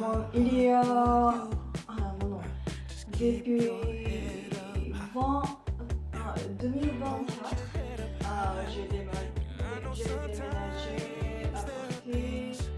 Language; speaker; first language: French; non-native, learner; Japanese